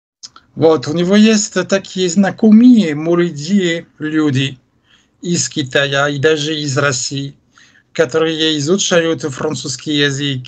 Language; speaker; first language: Russian; non-native, fluent; French